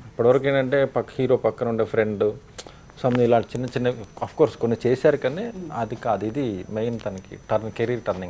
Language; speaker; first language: Telugu; native; Telugu